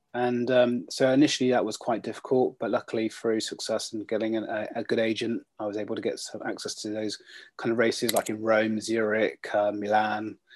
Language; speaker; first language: English; native; English